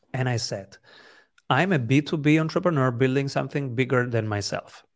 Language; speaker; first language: English; non-native, fluent; Italian